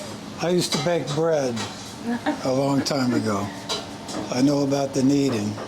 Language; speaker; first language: English; native; English